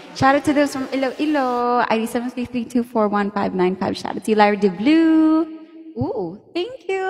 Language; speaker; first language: English; non-native, local second language; Filipino